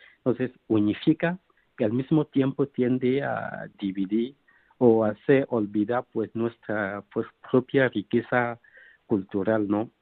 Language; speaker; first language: Spanish; non-native, fluent; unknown